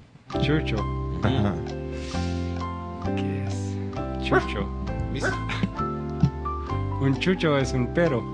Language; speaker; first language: Spanish; non-native, learner; English